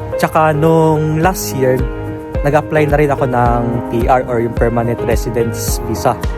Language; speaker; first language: Filipino; native; Filipino